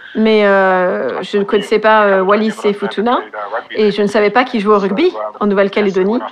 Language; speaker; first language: French; non-native, fluent; English